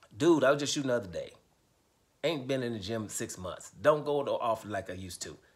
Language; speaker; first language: English; native; English